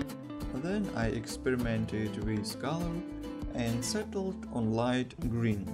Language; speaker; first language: English; non-native, fluent; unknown